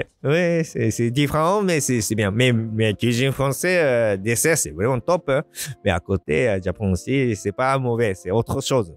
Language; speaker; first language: French; non-native, learner; Japanese